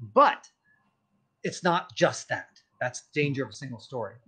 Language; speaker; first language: English; native; English